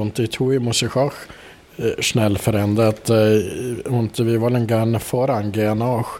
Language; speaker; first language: German; non-native, fluent; Swedish